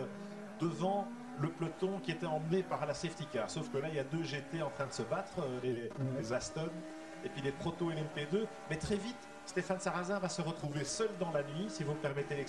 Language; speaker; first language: French; native; French